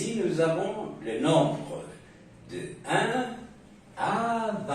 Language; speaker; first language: French; non-native, fluent; Spanish